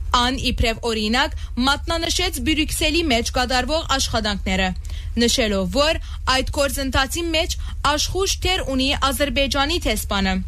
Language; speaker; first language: Armenian; early bilingual, heritage; Armenian